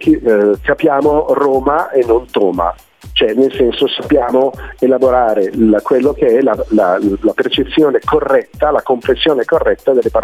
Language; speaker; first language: Italian; native; Italian